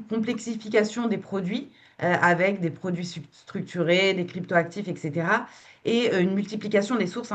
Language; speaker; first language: French; native; French